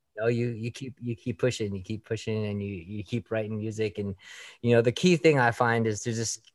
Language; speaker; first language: English; early bilingual, other home language; Filipino